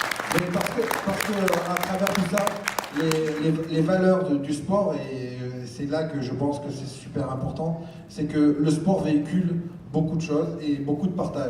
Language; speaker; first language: French; native; French